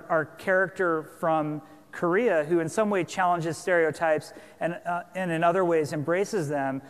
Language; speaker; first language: English; native; English